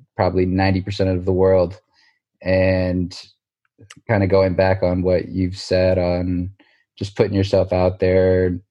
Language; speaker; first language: English; native; English